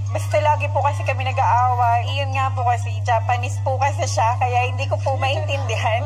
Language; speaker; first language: Filipino; native; Filipino